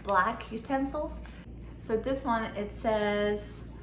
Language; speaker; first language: English; non-native, fluent; Mongolian